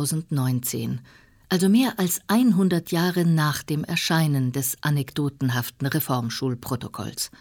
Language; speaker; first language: German; native; German